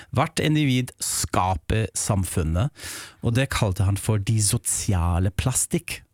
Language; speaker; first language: Norwegian; non-native, fluent; German